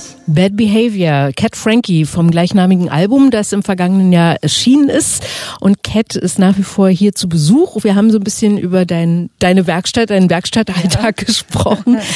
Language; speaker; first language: German; native; German